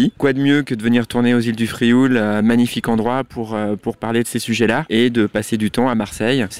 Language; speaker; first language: French; native; French